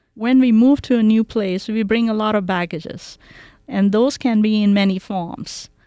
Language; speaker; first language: English; non-native, local second language; Bangla